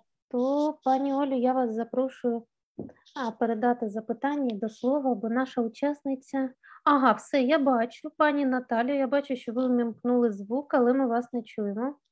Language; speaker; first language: Ukrainian; native; Ukrainian